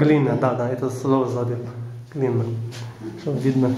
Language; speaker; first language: Russian; non-native, local second language; Armenian